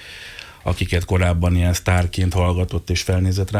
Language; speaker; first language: Hungarian; native; Hungarian